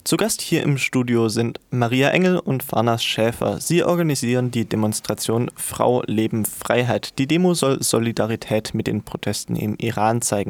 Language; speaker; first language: German; native; German